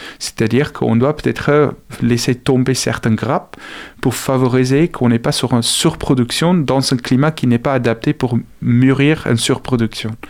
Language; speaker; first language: French; non-native, fluent; Afrikaans